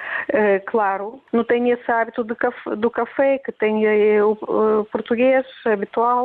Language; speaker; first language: Portuguese; non-native, fluent; Russian